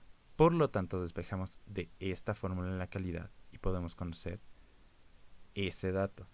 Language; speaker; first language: Spanish; native; Spanish